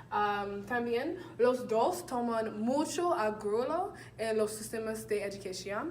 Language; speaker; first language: Spanish; non-native, learner; English